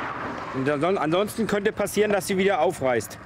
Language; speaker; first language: German; native; German